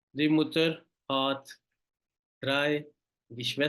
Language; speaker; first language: German; non-native, fluent; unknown